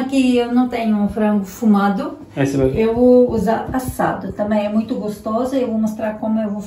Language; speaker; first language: Portuguese; non-native, learner; Ukrainian